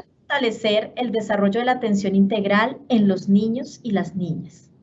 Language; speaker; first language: Spanish; native; Spanish